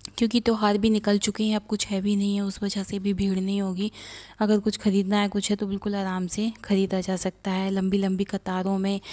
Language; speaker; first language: Hindi; native; Hindi